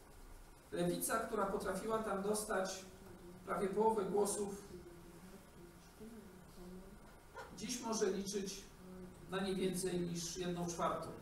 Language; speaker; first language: Polish; native; Polish